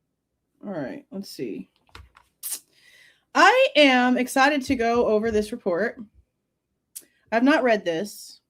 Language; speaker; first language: English; native; English